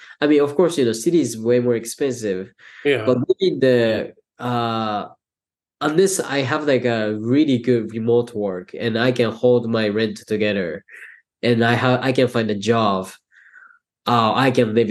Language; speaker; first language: English; non-native, fluent; Japanese